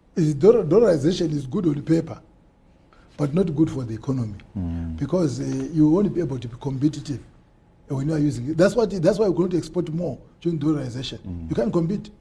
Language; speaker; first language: English; non-native, local second language; Shona